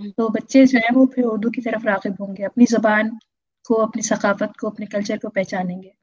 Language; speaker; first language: Urdu; native; Urdu